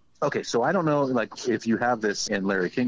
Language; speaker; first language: English; native; English